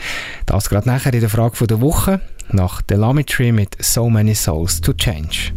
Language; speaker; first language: German; native; German